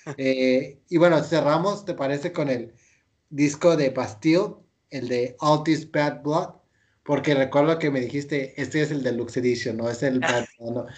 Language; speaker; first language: Spanish; native; Spanish